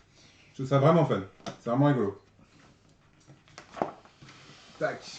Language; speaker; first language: French; native; French